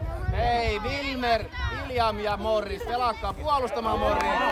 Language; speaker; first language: Finnish; native; Finnish